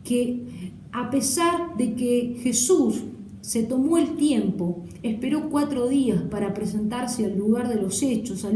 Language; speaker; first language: Spanish; native; Spanish